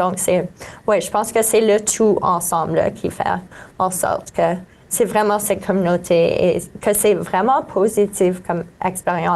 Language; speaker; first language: French; native; French